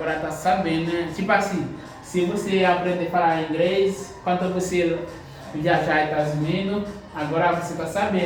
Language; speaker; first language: Portuguese; non-native, learner; Haitian Creole